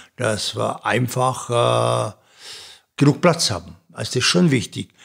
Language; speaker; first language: German; native; German